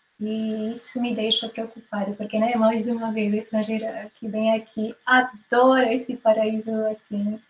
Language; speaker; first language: Portuguese; non-native, fluent; Hungarian